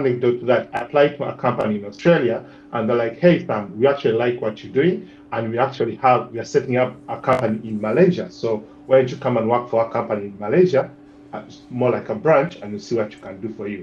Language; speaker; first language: English; non-native, local second language; Ganda